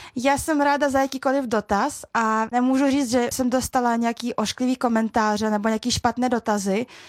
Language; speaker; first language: Czech; early bilingual, other home language; Russian